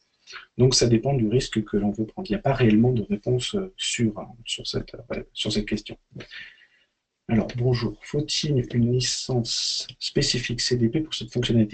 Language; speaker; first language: French; native; French